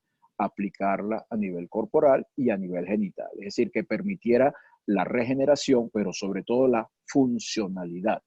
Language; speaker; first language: Spanish; native; Spanish